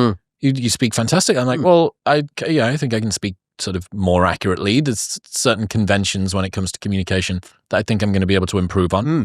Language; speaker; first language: English; native; English